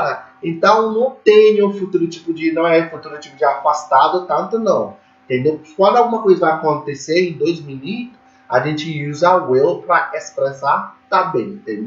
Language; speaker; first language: Portuguese; non-native, fluent; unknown